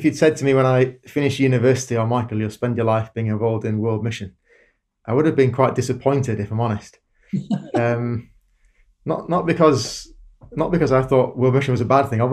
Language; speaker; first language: English; native; English